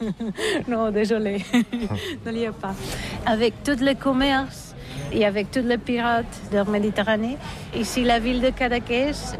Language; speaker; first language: French; non-native, learner; Catalan